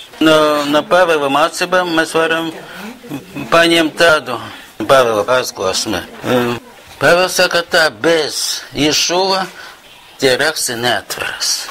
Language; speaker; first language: Latvian; non-native, local second language; Russian